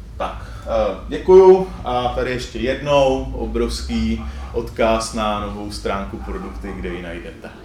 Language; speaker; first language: Czech; native; Czech